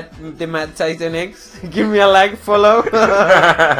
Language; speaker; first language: English; non-native, fluent; Spanish